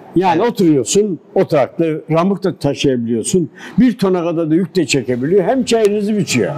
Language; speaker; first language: Turkish; native; Turkish